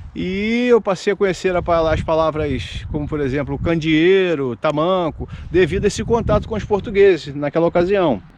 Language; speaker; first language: Portuguese; native; Portuguese